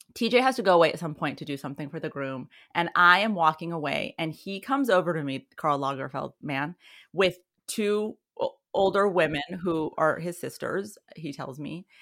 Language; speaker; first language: English; early bilingual, other home language; Persian